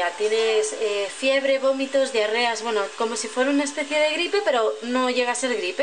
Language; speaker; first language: Spanish; native; Spanish